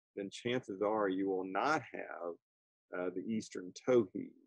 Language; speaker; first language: English; native; English